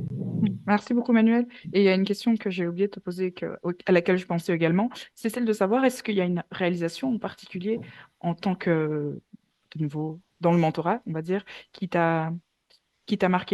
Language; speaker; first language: French; native; French